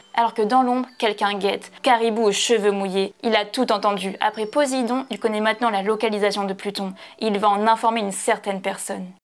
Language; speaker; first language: French; native; French